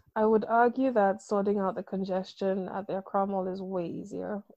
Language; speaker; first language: English; non-native, local second language; Akan